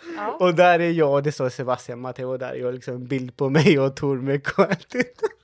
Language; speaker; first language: Swedish; non-native, fluent; Spanish